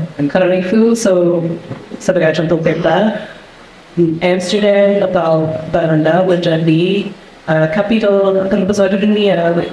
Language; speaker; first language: Indonesian; non-native, fluent; English